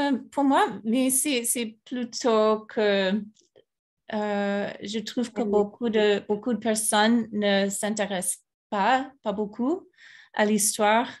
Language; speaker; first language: French; non-native, fluent; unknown